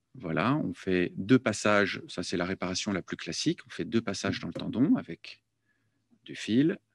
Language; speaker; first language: French; native; French